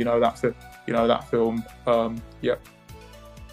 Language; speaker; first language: English; native; English